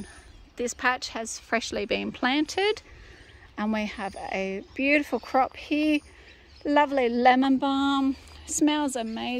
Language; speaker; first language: English; native; English